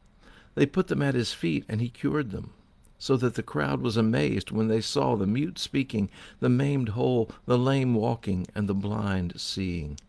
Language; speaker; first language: English; native; English